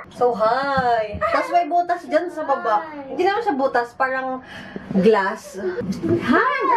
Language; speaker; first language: Filipino; native; Filipino